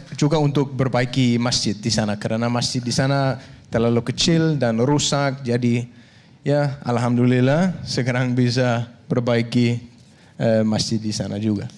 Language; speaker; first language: Indonesian; non-native, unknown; Danish